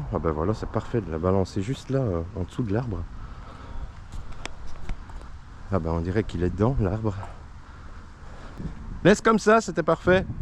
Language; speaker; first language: French; native; French